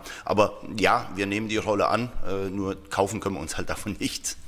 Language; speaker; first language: German; native; German